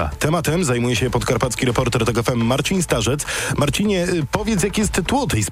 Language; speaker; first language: Polish; native; Polish